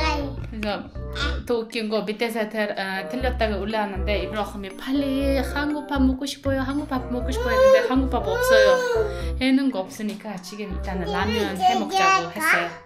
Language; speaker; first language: Korean; non-native, fluent; Uzbek